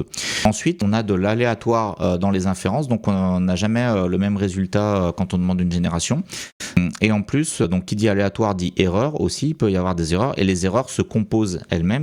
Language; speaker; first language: French; native; French